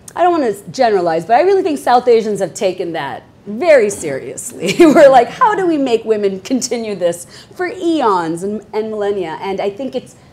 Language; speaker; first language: English; non-native, local second language; Bangla